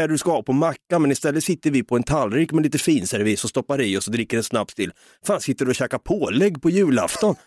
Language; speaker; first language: Swedish; native; Swedish